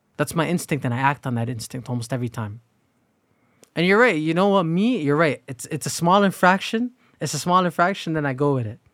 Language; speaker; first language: English; native; English